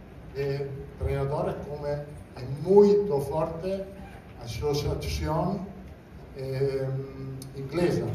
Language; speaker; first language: Portuguese; non-native, fluent; Italian